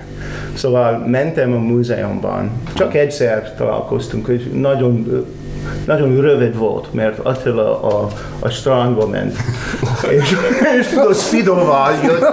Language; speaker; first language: Hungarian; non-native, learner; English